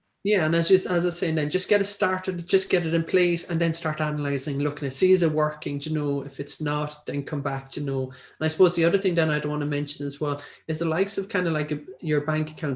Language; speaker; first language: English; native; English